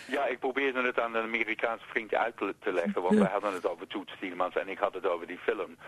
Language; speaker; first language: Dutch; non-native, fluent; English